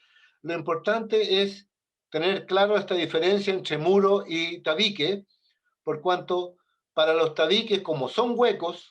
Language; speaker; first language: Spanish; native; Spanish